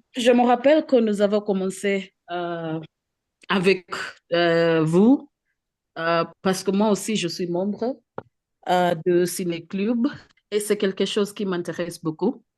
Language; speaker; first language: French; non-native, fluent; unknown